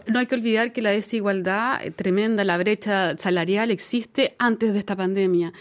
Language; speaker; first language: Spanish; native; Spanish